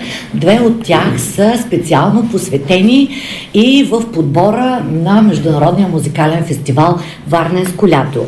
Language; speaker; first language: Bulgarian; native; Bulgarian